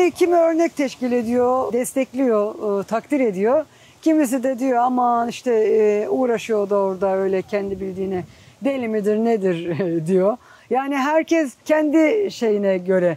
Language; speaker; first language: Turkish; native; Turkish